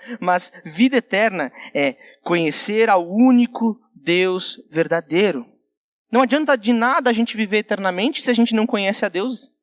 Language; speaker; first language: Portuguese; native; Portuguese